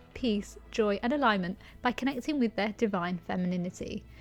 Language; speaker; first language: English; native; English